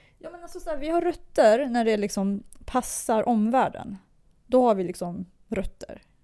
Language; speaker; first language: Swedish; early bilingual, other home language; Persian